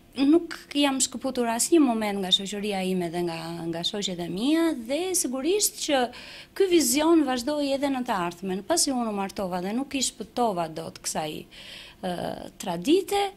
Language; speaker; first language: Albanian; non-native, local second language; Romany